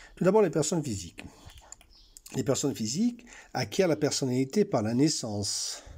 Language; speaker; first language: French; non-native, local second language; Arabic